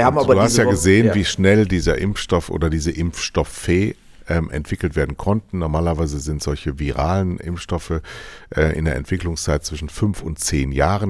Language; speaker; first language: German; native; German